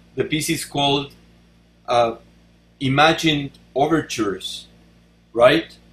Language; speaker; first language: English; non-native, fluent; Spanish